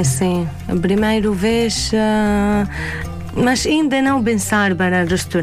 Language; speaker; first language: Portuguese; non-native, learner; Arabic